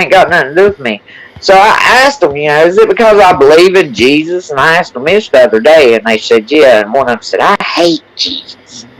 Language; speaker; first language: English; native; English